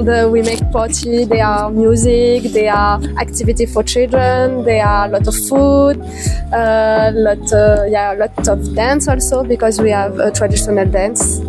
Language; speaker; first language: English; non-native, fluent; French